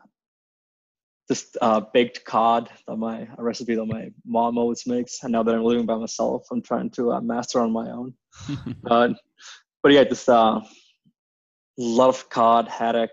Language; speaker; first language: English; non-native, fluent; Icelandic